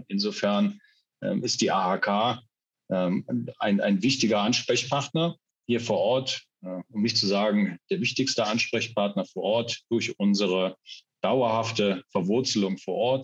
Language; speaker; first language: German; native; German